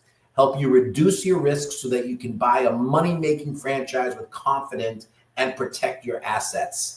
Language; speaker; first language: English; native; English